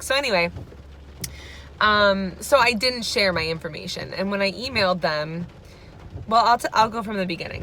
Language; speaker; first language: English; native; English